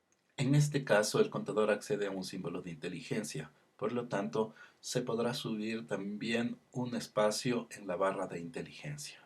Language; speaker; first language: Spanish; native; Spanish